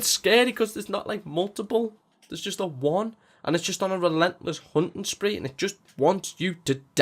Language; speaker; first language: English; native; English